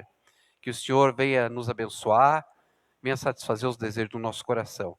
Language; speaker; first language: Portuguese; native; Portuguese